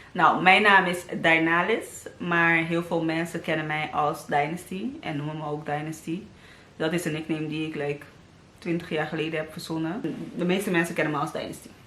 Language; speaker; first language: Dutch; early bilingual, other home language; Papiamento